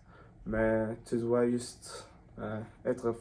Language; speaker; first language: French; non-native, learner; Swedish